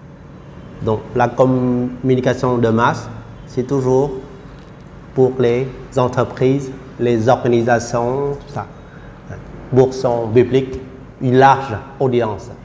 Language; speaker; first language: French; non-native, fluent; Vietnamese